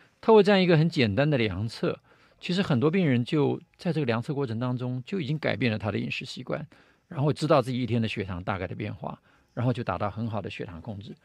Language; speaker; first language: Chinese; native; Chinese